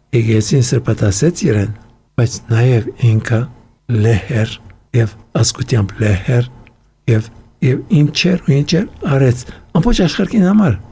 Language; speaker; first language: Armenian; early bilingual, heritage; Armenian